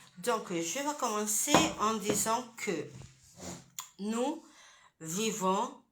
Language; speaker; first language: French; non-native, fluent; Italian